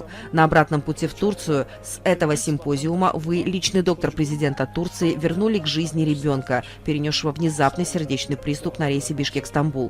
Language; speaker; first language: Russian; native; Russian